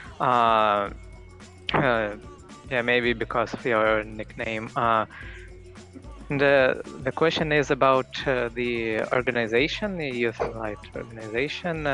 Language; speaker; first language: English; non-native, fluent; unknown